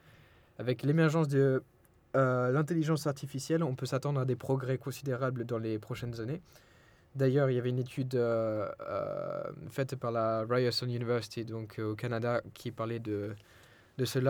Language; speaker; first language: French; non-native, fluent; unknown